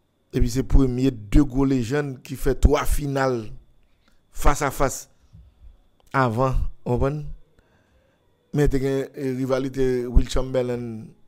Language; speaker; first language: French; non-native, local second language; Haitian Creole